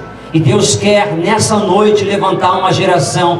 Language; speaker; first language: Portuguese; native; Portuguese